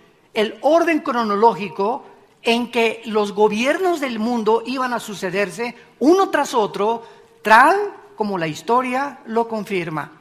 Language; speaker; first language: Spanish; native; Spanish